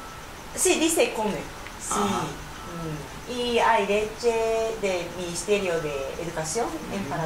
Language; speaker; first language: Spanish; non-native, learner; Japanese